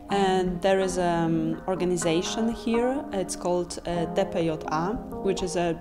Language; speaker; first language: English; non-native, fluent; Polish